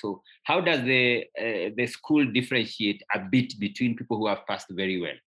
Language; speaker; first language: English; non-native, local second language; Kikuyu